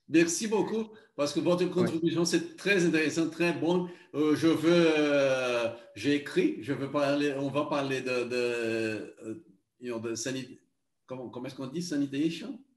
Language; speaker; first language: French; non-native, learner; Portuguese